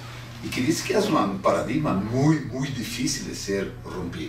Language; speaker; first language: Spanish; non-native, fluent; Portuguese